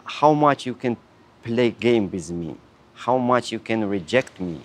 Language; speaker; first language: English; non-native, learner; Russian